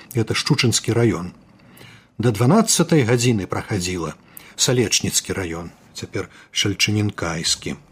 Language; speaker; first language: Belarusian; native; Belarusian